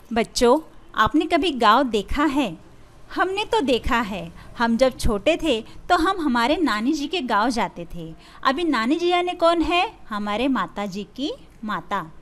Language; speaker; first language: Hindi; non-native, local second language; Marathi